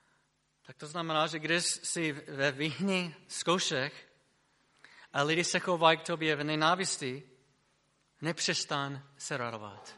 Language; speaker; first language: Czech; non-native, fluent; English